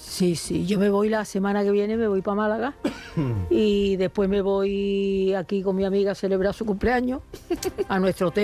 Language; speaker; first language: Spanish; native; Spanish